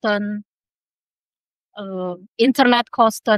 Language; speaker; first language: German; non-native, local second language; Indonesian